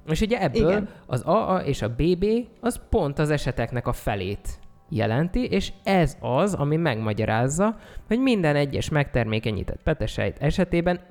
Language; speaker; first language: Hungarian; native; Hungarian